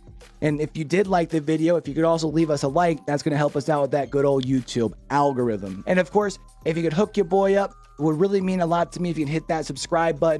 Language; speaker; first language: English; native; English